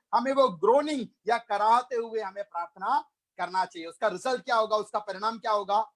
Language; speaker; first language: Hindi; non-native, local second language; Malayalam